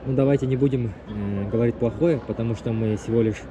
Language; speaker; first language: Russian; non-native, local second language; Kazakh